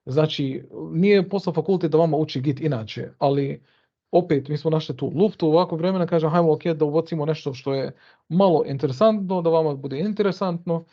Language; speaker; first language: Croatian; early bilingual, heritage; Bosnian